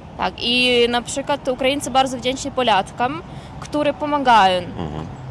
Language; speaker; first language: Polish; non-native, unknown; Ukrainian